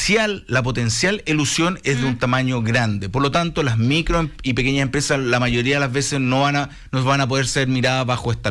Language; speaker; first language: Spanish; native; Spanish